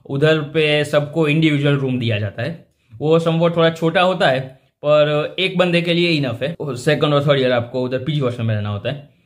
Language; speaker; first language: Hindi; non-native, local second language; Gujarati